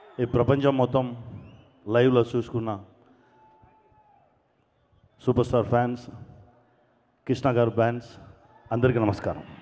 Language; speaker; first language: Telugu; non-native, learner; Tamil